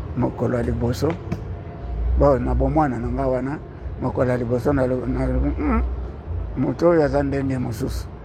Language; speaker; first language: Lingala; non-native, local second language; Kongo